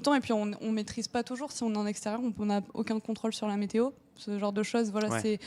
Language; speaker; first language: French; native; French